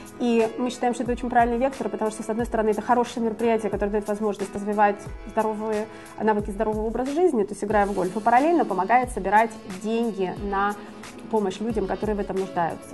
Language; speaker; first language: Russian; native; Russian